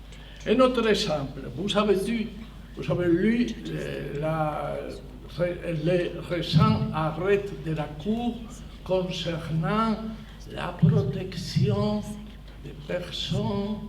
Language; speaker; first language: French; non-native, fluent; Spanish